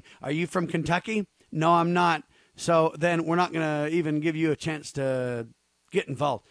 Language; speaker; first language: English; native; English